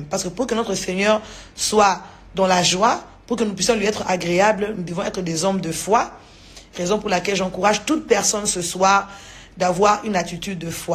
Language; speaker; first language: French; non-native, local second language; Lingala